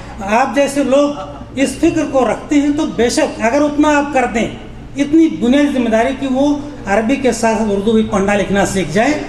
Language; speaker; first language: Urdu; native; Urdu